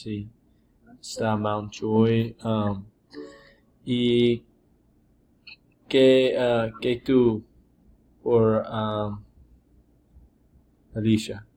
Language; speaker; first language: Spanish; non-native, learner; English